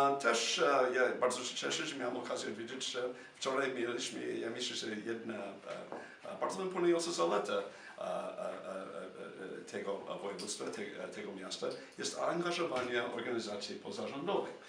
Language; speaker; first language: Polish; non-native, fluent; English